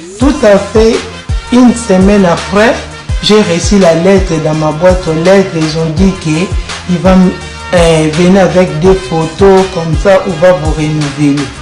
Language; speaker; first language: French; non-native, local second language; Lingala